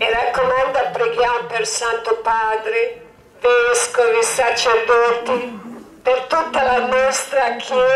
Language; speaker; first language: Italian; non-native, learner; Croatian